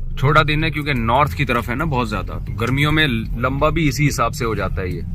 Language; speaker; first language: Urdu; native; Urdu